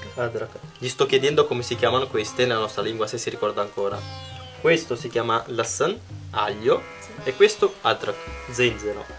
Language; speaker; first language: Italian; non-native, fluent; Punjabi